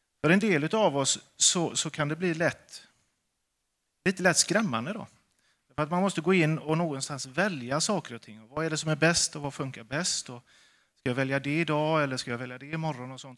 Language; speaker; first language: Swedish; native; Swedish